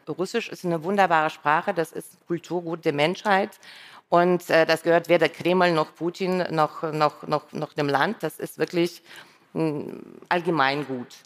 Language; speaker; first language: German; non-native, fluent; Russian